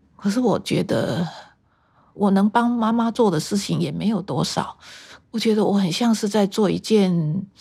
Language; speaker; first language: Chinese; native; Chinese